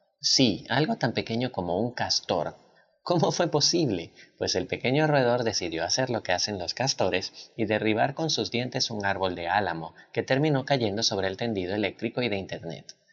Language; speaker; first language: Spanish; native; Spanish